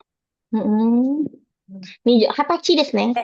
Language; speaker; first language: Japanese; non-native, fluent; Indonesian